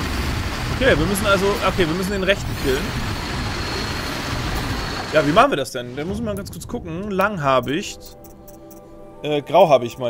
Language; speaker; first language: German; native; German